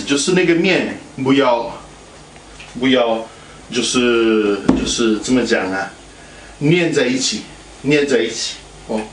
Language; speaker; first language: Chinese; non-native, fluent; Italian